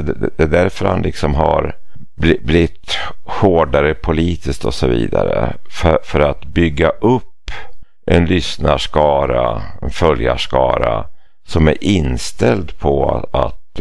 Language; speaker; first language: Swedish; native; Swedish